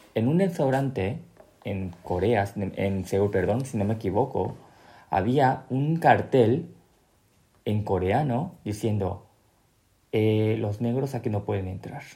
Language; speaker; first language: Spanish; early bilingual, other home language; Korean